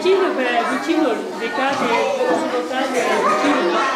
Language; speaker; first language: Italian; non-native, learner; Burmese